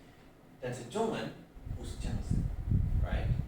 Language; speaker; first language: Chinese; non-native, learner; English